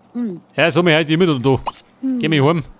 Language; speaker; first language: German; native; German